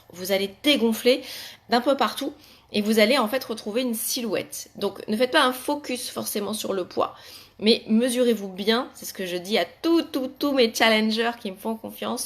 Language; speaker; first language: French; native; French